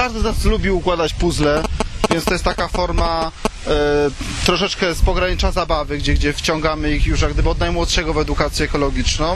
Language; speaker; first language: Polish; native; Polish